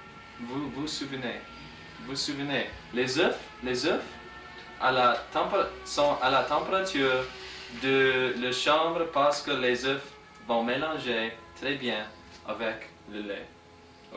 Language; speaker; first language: French; non-native, learner; English